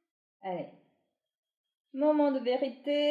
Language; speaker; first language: French; non-native, fluent; Chinese